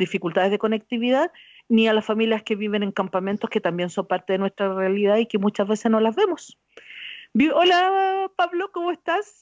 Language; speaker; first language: Spanish; native; Spanish